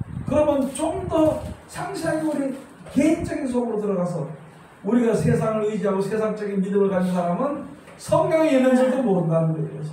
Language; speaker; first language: Korean; native; Korean